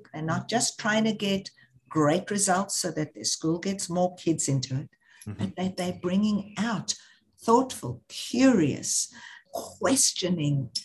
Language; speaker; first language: English; native; English